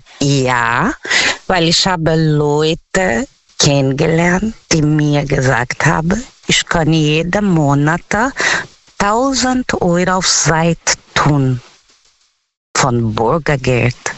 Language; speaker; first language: German; non-native, learner; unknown